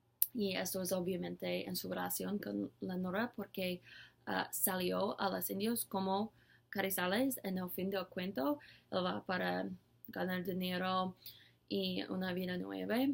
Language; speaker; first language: Spanish; non-native, learner; English